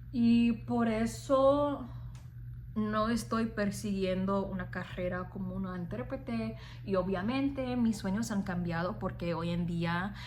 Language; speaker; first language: Spanish; non-native, fluent; English